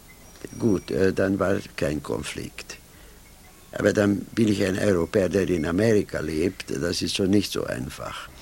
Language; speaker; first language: German; non-native, fluent; Hungarian